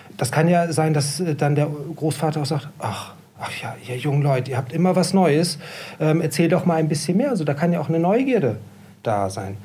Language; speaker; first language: German; native; German